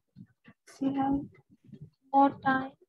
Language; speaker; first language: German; non-native, learner; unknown